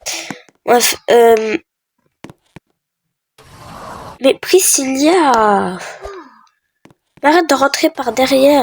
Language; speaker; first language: French; native; French